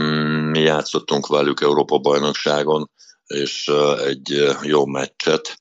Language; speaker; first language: Hungarian; non-native, fluent; Russian